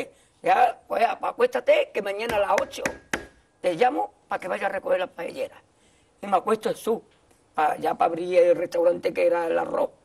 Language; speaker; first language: Spanish; native; Spanish